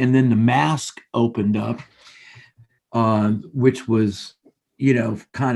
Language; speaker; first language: English; native; English